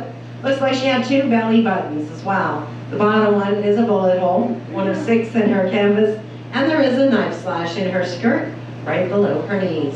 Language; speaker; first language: English; native; English